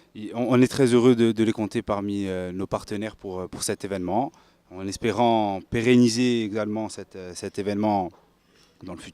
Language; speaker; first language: French; native; French